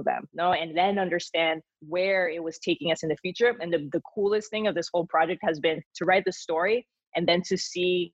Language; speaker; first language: English; non-native, fluent; Spanish